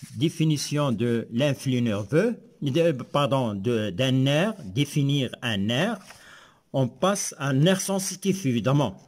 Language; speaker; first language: French; non-native, local second language; Arabic